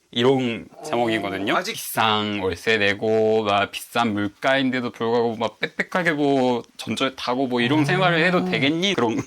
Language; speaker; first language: Korean; non-native, fluent; Japanese